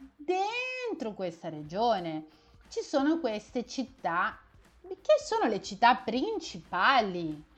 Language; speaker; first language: Italian; native; Italian